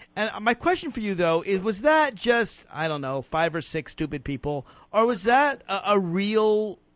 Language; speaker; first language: English; native; English